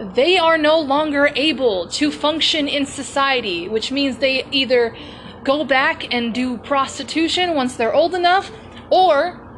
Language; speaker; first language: English; native; English